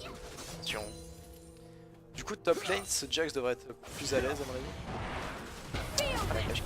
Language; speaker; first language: French; native; French